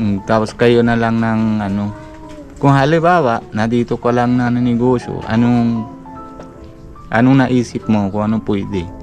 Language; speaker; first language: Filipino; non-native, local second language; Bikol